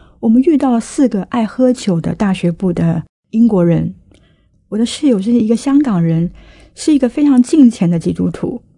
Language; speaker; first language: Chinese; native; Chinese